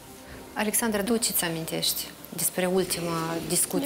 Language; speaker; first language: Romanian; native; Romanian